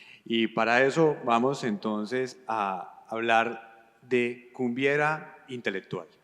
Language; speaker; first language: Spanish; native; Spanish